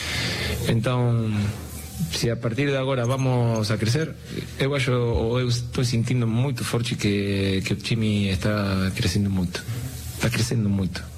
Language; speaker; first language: Portuguese; non-native, learner; Spanish